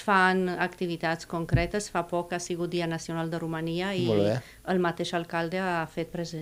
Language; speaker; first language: Catalan; non-native, fluent; Romanian